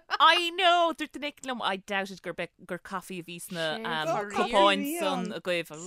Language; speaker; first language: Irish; native; Irish